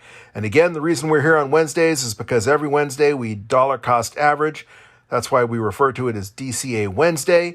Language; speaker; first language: English; native; English